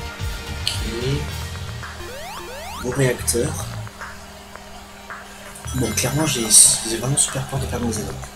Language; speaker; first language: French; native; French